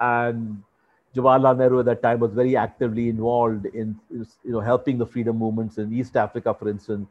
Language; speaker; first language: English; non-native, local second language; Hindi